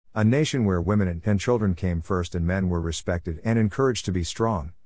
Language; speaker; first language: English; native; English